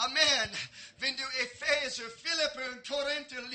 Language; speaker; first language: German; non-native, learner; English